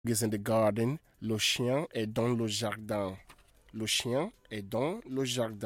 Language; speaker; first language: French; non-native, fluent; English